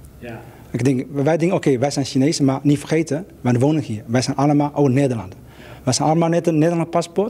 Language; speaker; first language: Dutch; non-native, learner; Chinese